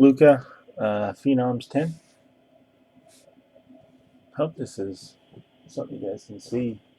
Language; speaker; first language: English; native; English